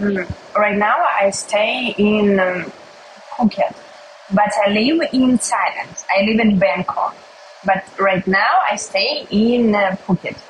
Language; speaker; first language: English; non-native, learner; Russian